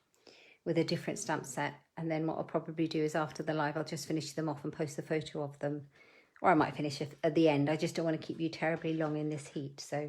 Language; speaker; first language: English; native; English